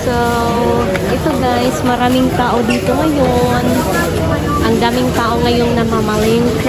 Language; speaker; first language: Filipino; native; Filipino